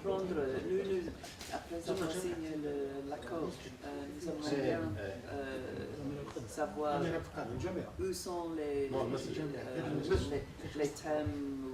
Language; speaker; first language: French; non-native, fluent; English